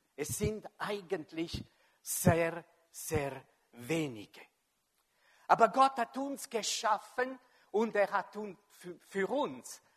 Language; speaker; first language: German; non-native, local second language; Italian